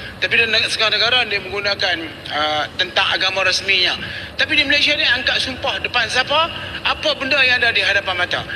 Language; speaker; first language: Malay; native; Malay